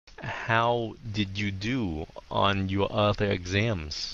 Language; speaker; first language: English; early bilingual, heritage; Vietnamese